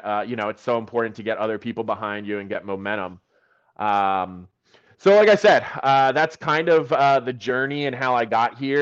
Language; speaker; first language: English; native; English